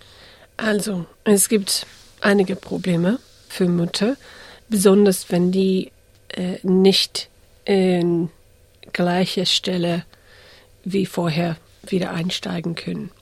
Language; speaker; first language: German; non-native, fluent; English